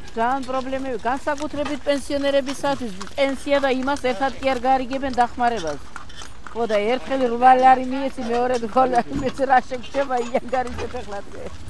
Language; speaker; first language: Georgian; non-native, local second language; Mingrelian